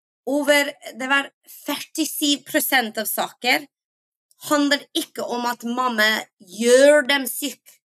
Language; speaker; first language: Norwegian; non-native, fluent; English